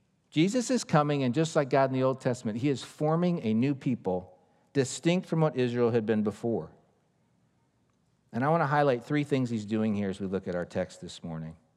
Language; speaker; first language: English; native; English